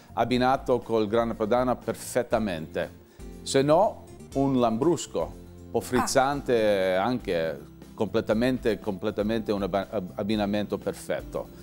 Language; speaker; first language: Italian; early bilingual, other home language; English